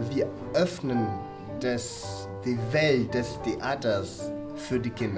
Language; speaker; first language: German; non-native, fluent; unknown